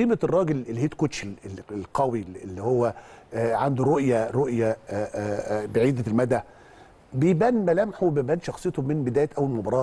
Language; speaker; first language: Arabic; native; Arabic